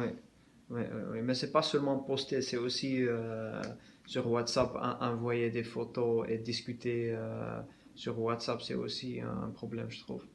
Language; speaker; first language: French; non-native, learner; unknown